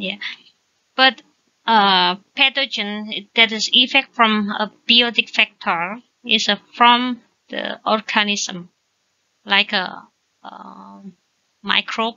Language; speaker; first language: English; non-native, learner; Indonesian